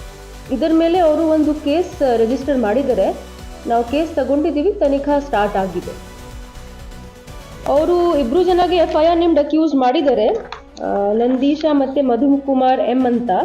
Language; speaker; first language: Kannada; non-native, fluent; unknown